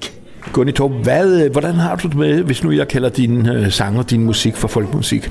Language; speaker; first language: Danish; native; Danish